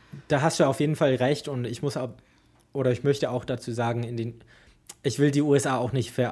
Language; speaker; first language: German; non-native, fluent; English